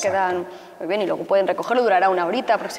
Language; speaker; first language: Spanish; native; Spanish